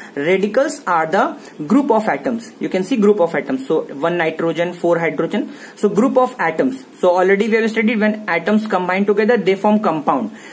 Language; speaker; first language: English; non-native, local second language; Hindi